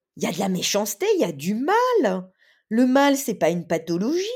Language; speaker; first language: French; native; French